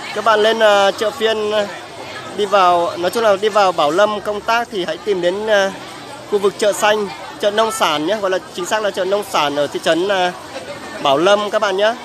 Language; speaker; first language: Vietnamese; native; Vietnamese